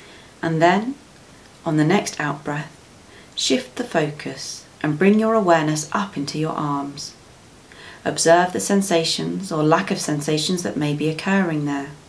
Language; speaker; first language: English; native; English